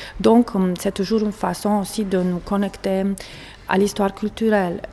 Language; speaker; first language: French; non-native, fluent; Portuguese